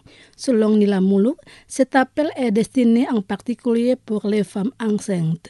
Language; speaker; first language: French; non-native, fluent; Indonesian